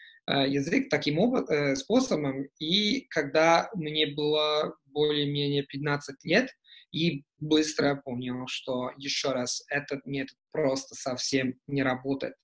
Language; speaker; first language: Russian; non-native, fluent; Italian